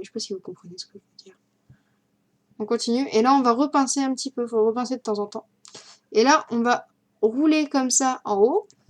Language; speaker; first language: French; native; French